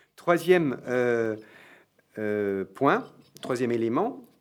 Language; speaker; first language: French; native; French